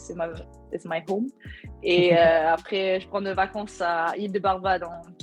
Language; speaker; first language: French; non-native, learner; Swedish